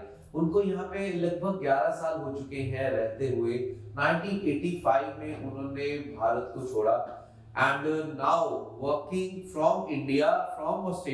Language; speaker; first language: Hindi; native; Hindi